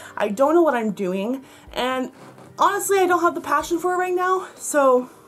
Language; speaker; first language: English; native; English